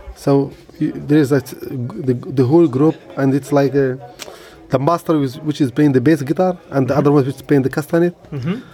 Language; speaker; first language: English; non-native, learner; Arabic